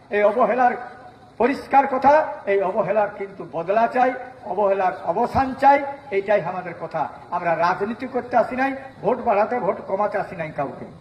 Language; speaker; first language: Bangla; native; Bangla